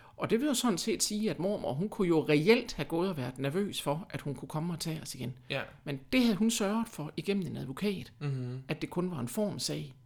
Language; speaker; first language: Danish; early bilingual, other home language; German